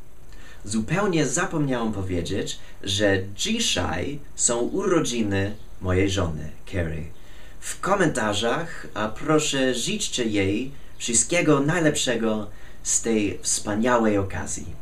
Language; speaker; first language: Polish; non-native, fluent; English